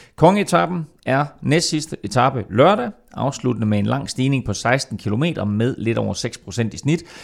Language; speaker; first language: Danish; native; Danish